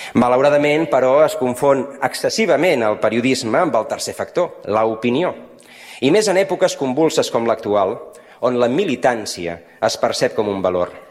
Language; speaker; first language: Catalan; native; Catalan